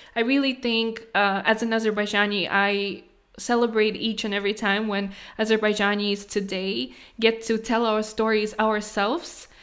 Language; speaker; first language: English; non-native, fluent; Kazakh